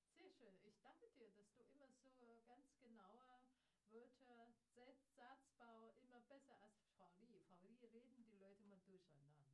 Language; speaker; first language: German; non-native, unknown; Chinese